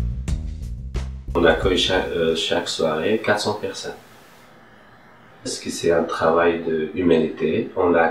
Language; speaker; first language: French; non-native, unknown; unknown